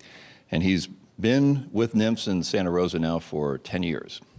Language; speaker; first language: English; native; English